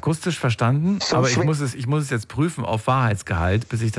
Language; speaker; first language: German; native; German